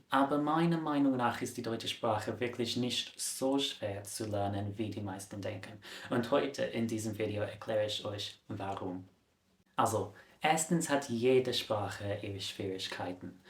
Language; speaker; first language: German; non-native, fluent; English